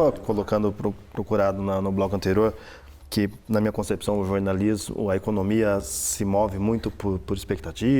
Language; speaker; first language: Portuguese; native; Portuguese